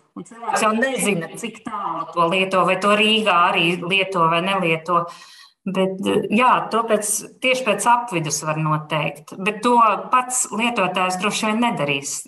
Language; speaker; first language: Latvian; native; Latvian